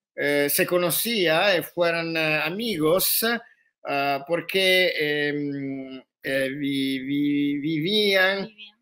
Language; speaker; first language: Spanish; non-native, learner; Italian